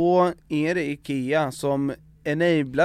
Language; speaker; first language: Swedish; native; Swedish